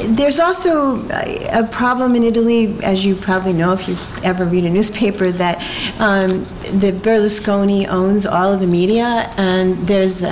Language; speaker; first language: English; native; English